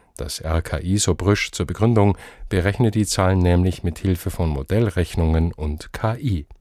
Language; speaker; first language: German; native; German